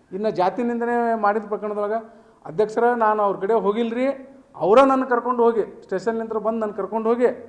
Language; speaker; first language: Kannada; native; Kannada